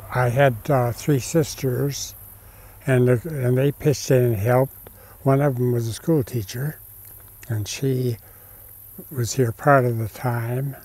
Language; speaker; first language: English; native; English